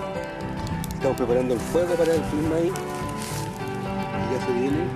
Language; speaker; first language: Spanish; native; Spanish